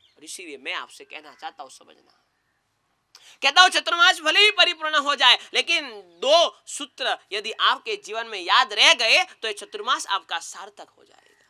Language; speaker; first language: Hindi; non-native, local second language; Gujarati